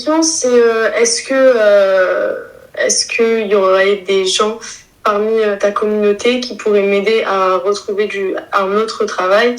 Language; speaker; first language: French; native; French